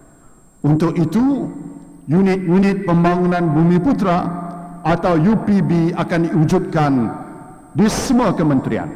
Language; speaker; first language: Malay; native; Malay